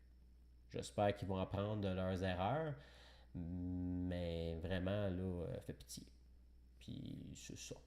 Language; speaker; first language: French; native; French